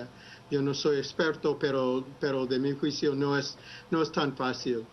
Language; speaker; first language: Spanish; non-native, fluent; English